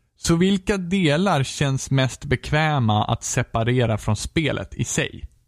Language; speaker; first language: Swedish; native; Swedish